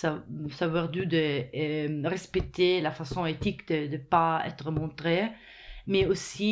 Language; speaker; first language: French; non-native, fluent; Italian